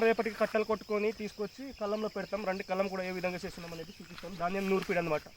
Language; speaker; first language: Telugu; non-native, local second language; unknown